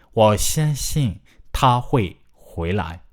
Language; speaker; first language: Chinese; non-native, fluent; Burmese